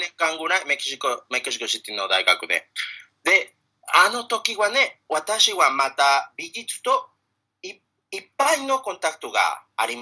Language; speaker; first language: Japanese; non-native, learner; Spanish